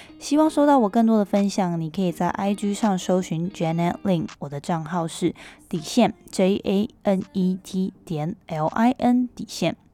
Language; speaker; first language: Chinese; native; Chinese